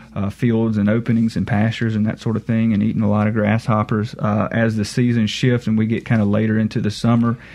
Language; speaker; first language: English; native; English